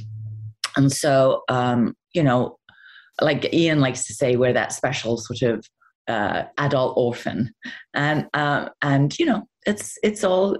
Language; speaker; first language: English; native; English